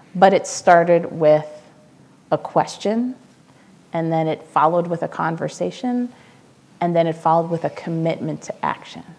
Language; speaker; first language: English; native; English